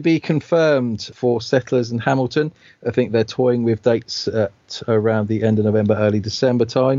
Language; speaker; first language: English; native; English